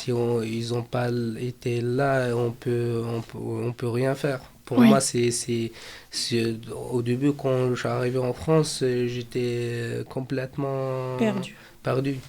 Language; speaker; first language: French; non-native, fluent; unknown